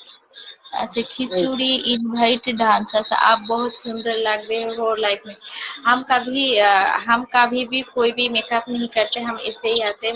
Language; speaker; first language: Hindi; non-native, fluent; Bangla